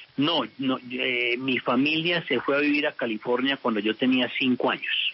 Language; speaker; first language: Spanish; early bilingual, heritage; Spanish